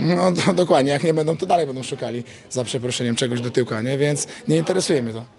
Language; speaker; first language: Polish; native; Polish